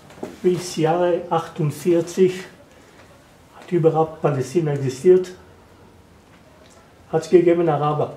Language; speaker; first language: German; non-native, learner; Hebrew